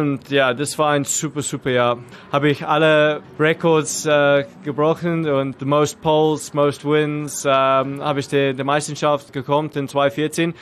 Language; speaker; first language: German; non-native, learner; English